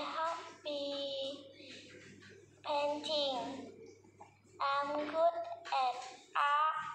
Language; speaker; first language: English; non-native, learner; Vietnamese